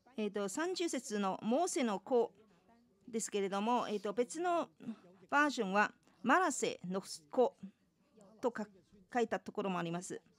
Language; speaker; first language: Japanese; non-native, fluent; Chinese